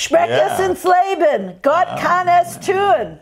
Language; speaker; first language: German; non-native, fluent; English